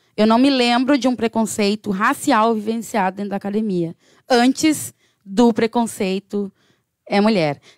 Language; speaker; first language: Portuguese; native; Portuguese